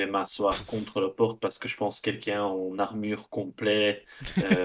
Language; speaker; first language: French; non-native, fluent; Dutch